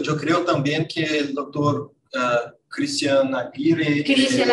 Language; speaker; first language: Spanish; non-native, fluent; Portuguese